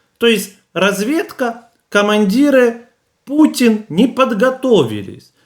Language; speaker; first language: Russian; native; Russian